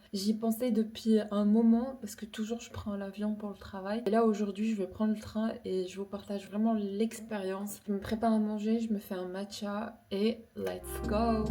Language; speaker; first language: French; non-native, fluent; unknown